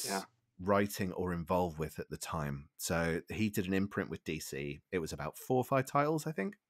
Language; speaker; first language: English; native; English